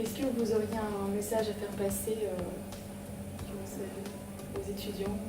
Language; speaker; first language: French; native; French